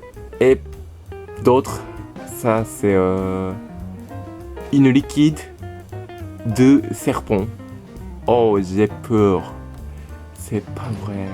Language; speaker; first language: French; non-native, learner; Japanese